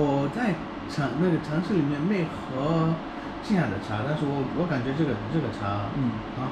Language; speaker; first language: Chinese; non-native, learner; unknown